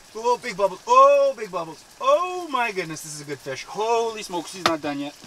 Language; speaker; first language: English; native; English